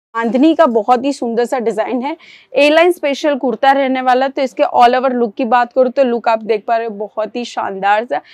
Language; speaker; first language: Hindi; native; Hindi